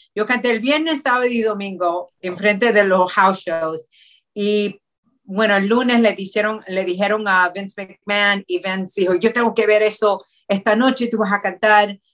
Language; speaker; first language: Spanish; early bilingual, heritage; Spanish